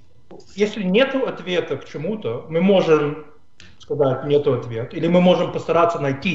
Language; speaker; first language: Russian; non-native, fluent; English